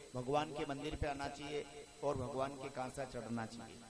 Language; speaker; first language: Hindi; native; Hindi